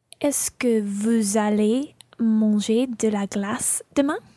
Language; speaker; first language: French; non-native, learner; English